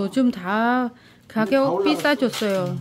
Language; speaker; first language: Korean; non-native, learner; Vietnamese